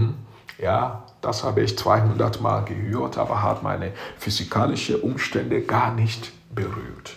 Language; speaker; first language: German; non-native, fluent; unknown